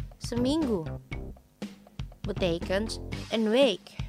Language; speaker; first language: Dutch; non-native, fluent; Indonesian